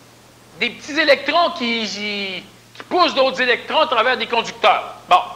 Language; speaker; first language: French; native; French